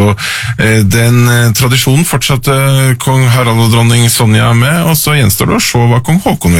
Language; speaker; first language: Norwegian; native; Norwegian